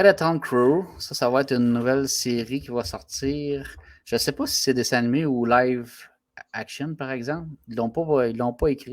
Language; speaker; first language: French; native; French